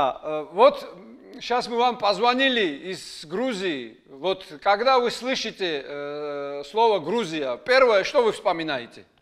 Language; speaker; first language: Russian; non-native, fluent; Georgian